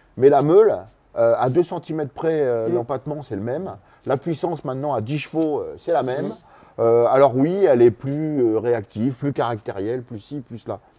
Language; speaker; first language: French; native; French